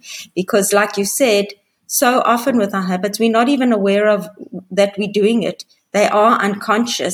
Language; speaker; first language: English; native; English